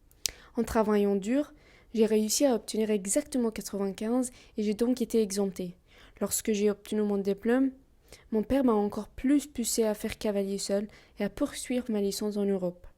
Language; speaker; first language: French; non-native, learner; Arabic